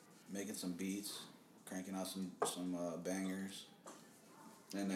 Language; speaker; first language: English; native; English